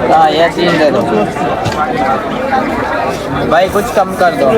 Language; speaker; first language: Hindi; non-native, local second language; Malayalam